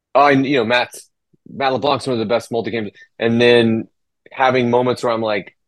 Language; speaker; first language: English; native; English